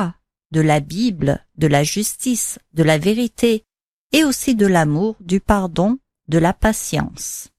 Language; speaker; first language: French; native; French